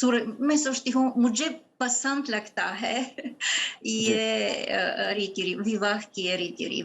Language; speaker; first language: Hindi; non-native, fluent; Bulgarian